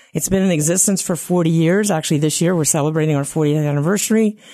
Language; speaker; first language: English; native; English